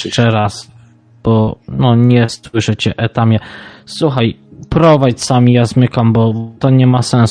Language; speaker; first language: Polish; native; Polish